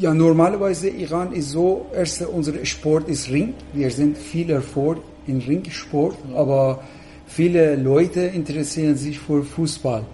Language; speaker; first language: German; non-native, learner; Persian